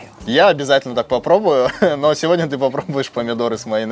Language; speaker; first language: Russian; native; Russian